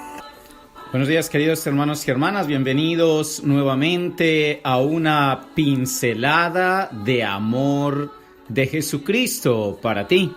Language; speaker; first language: Spanish; native; Spanish